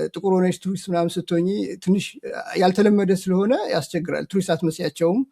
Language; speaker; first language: Amharic; native; Amharic